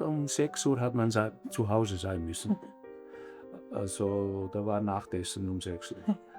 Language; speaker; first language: German; early bilingual, other home language; Italian